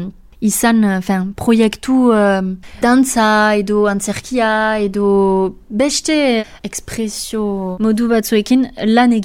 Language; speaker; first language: Basque; non-native, local second language; French